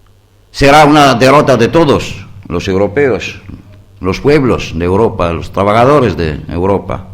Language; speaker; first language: Spanish; non-native, learner; Greek